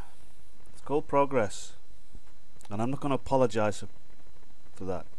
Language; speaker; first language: English; native; English